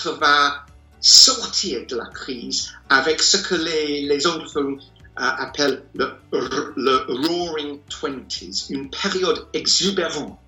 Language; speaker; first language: French; non-native, fluent; English